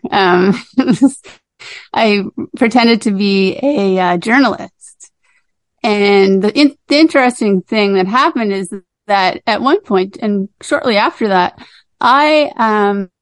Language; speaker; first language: English; native; English